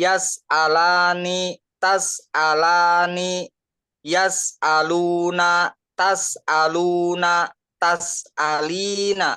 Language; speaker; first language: Arabic; non-native, learner; Indonesian